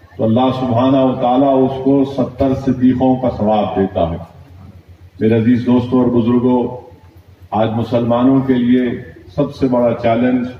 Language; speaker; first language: Urdu; native; Urdu